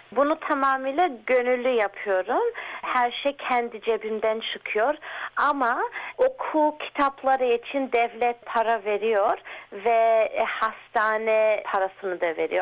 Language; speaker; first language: Turkish; early bilingual, heritage; Turkish